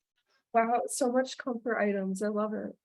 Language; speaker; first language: English; native; English